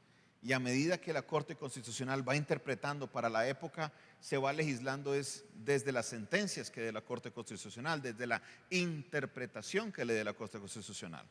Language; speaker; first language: Spanish; native; Spanish